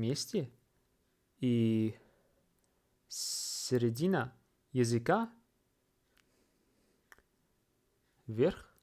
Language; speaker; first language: Russian; non-native, fluent; English